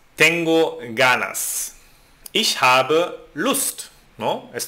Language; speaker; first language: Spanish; non-native, fluent; German